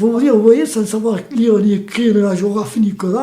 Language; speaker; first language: French; native; French